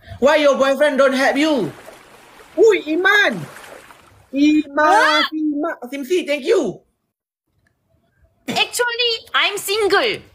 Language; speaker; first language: English; non-native, learner; Malay